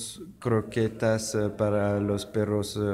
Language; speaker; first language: Spanish; non-native, learner; French